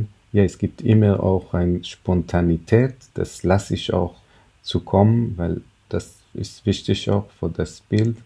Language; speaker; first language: German; non-native, fluent; Hebrew